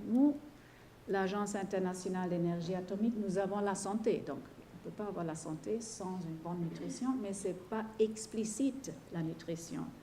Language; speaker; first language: French; non-native, fluent; German